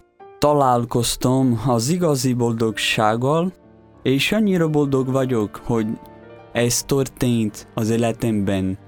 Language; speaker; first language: Hungarian; non-native, fluent; Portuguese